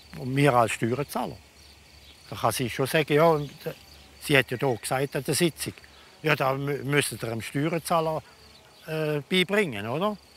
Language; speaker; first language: German; native; German